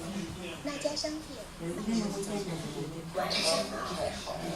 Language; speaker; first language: Chinese; non-native, learner; French